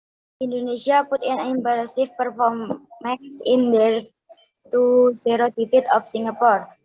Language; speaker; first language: English; non-native, learner; Indonesian